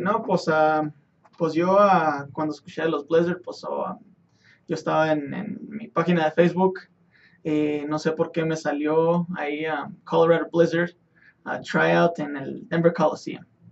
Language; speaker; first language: Spanish; native; Spanish